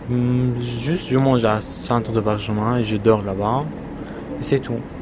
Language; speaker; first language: French; non-native, learner; Arabic